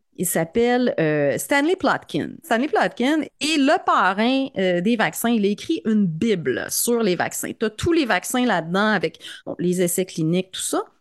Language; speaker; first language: French; native; French